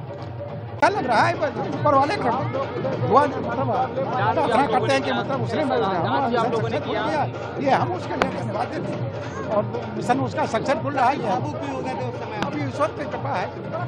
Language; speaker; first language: Hindi; native; Hindi